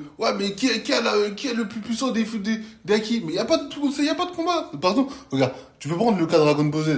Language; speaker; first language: French; native; French